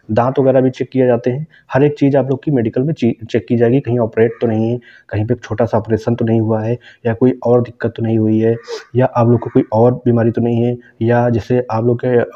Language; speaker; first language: Hindi; native; Hindi